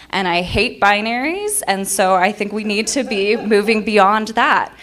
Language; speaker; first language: English; native; English